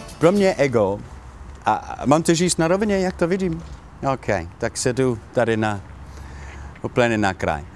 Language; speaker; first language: Czech; non-native, learner; Italian